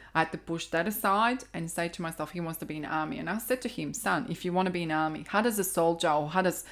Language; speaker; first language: English; non-native, fluent; Croatian